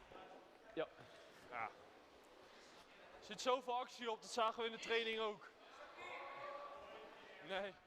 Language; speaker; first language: Dutch; native; Dutch